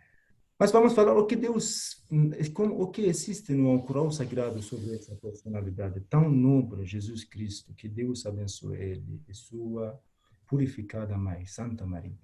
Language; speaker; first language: Portuguese; non-native, fluent; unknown